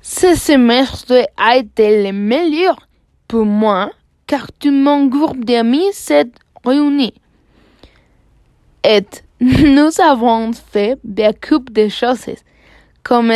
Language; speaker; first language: French; non-native, learner; Spanish